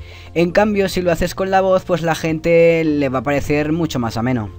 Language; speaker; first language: Spanish; native; Spanish